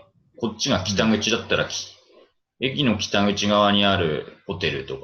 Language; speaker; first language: Japanese; native; Japanese